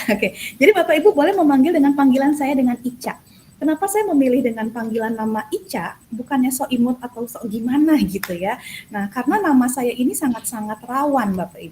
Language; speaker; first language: Indonesian; native; Indonesian